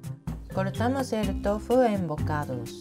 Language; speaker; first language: Spanish; non-native, fluent; Japanese